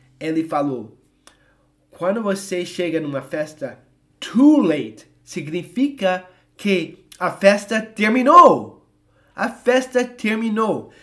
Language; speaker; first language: Portuguese; non-native, fluent; English